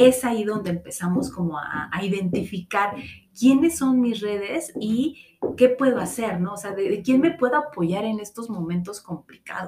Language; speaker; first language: Spanish; native; Spanish